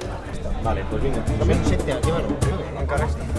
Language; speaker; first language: Catalan; non-native, fluent; Berber languages